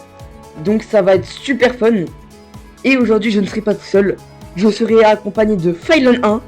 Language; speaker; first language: French; native; French